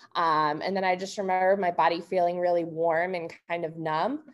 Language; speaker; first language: English; native; English